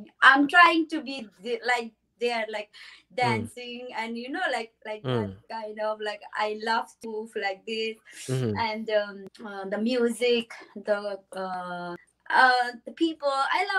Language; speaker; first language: English; non-native, learner; Tibetan